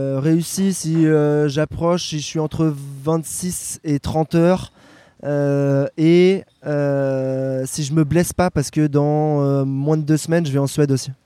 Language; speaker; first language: French; native; French